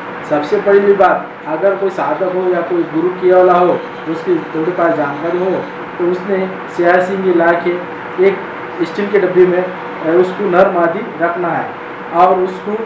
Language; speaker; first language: Hindi; non-native, local second language; Marathi